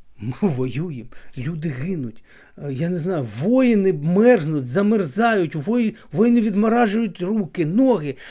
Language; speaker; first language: Ukrainian; native; Ukrainian